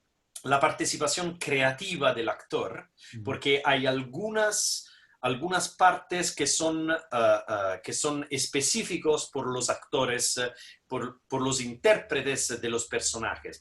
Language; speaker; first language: Spanish; non-native, fluent; Italian